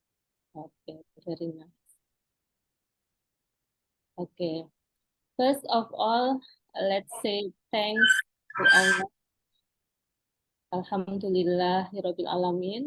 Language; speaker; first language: English; non-native, fluent; Indonesian